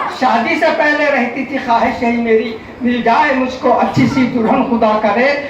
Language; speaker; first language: Hindi; non-native, local second language; Urdu